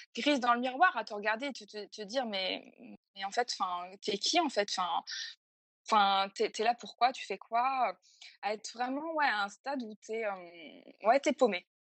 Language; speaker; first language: French; native; French